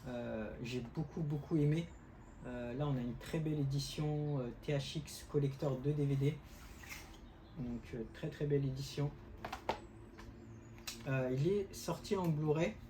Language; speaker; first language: French; native; French